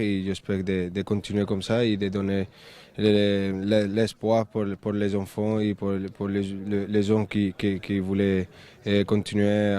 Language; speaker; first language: French; non-native, fluent; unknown